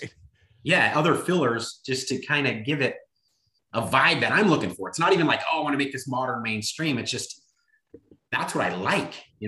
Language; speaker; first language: English; native; English